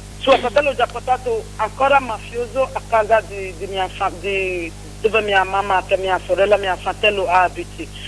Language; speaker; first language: Italian; non-native, learner; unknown